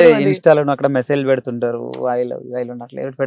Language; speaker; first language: Telugu; native; Telugu